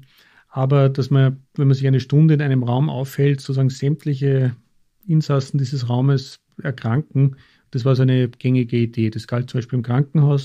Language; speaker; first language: German; native; German